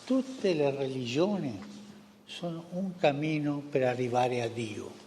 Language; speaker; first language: Italian; non-native, local second language; Spanish